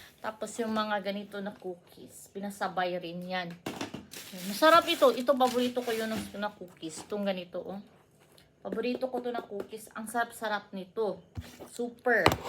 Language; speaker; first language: Filipino; non-native, local second language; Cebuano